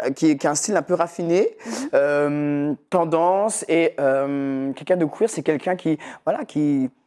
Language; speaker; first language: French; native; French